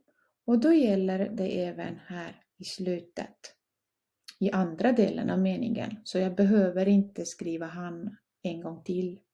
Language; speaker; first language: Swedish; non-native, fluent; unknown